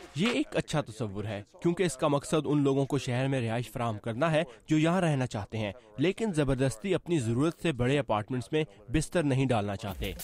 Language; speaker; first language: Urdu; native; Urdu